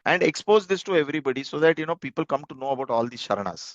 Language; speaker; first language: English; non-native, local second language; Kannada